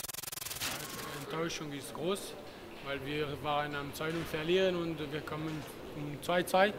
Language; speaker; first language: German; non-native, local second language; Italian